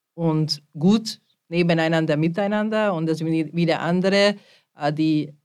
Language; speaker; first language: German; non-native, fluent; Hungarian